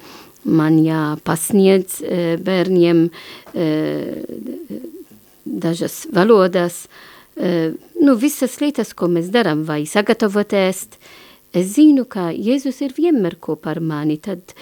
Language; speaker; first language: Latvian; non-native, learner; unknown